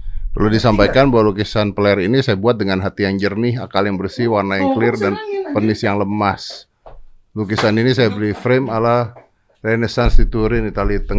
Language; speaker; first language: Indonesian; native; Indonesian